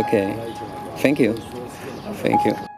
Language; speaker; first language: English; non-native, fluent; Czech